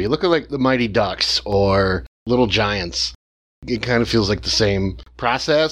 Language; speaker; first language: English; native; English